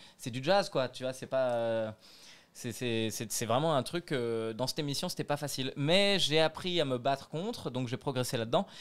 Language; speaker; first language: French; native; French